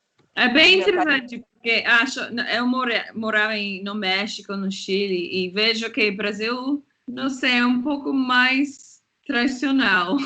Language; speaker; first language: Portuguese; non-native, fluent; English